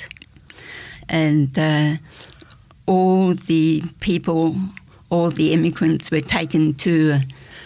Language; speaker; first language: English; non-native, fluent; German